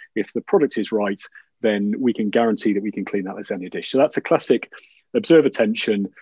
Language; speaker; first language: English; native; English